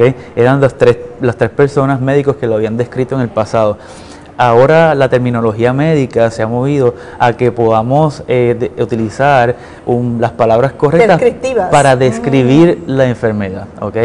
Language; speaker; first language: Spanish; native; Spanish